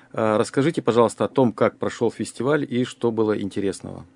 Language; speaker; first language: Russian; native; Russian